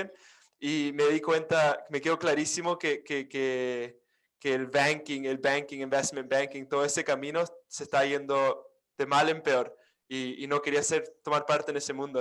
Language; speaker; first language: Spanish; non-native, fluent; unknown